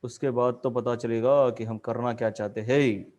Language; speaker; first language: Hindi; non-native, local second language; Marathi